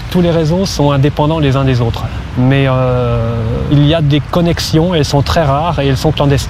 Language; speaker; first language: French; native; French